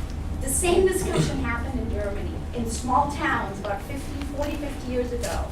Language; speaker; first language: English; non-native, fluent; German